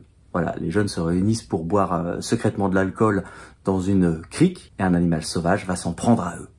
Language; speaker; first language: French; native; French